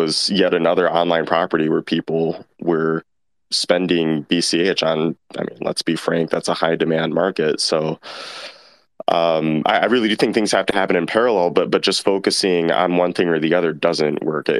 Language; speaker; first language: English; native; English